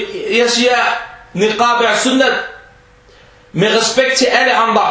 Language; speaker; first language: Danish; early bilingual, other home language; Arabic